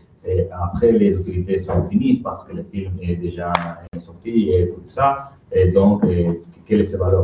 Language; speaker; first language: French; non-native, learner; Spanish